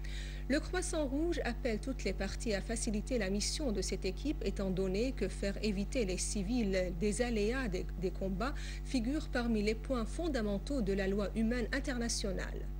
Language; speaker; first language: French; non-native, fluent; Arabic